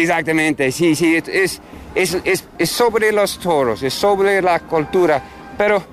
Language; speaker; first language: Spanish; non-native, learner; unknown